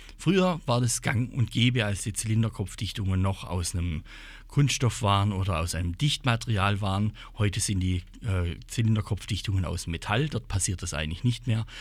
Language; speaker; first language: German; native; German